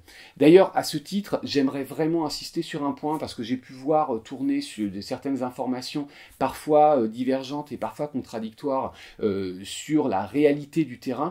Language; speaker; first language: French; native; French